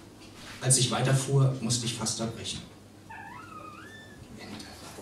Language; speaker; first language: German; native; German